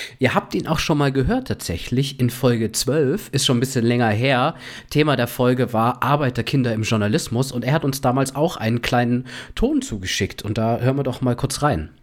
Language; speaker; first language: German; native; German